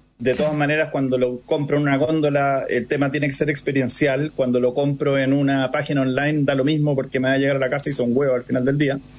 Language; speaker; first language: Spanish; native; Spanish